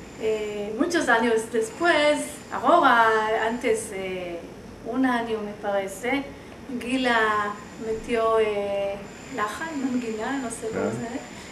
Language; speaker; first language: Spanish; early bilingual, heritage; Hebrew